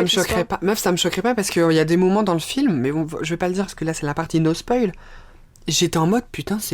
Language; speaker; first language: French; native; French